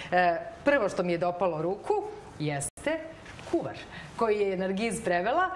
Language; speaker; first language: Serbian; native; Serbian